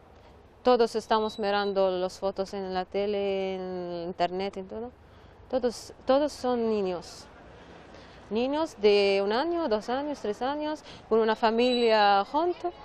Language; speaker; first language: Spanish; non-native, learner; Arabic